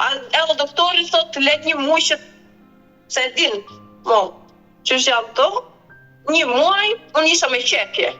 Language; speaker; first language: Albanian; early bilingual, other home language; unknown